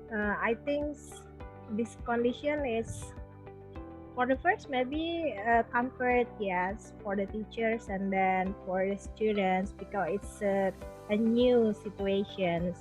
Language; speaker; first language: English; non-native, local second language; Indonesian